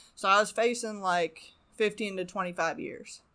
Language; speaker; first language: English; native; English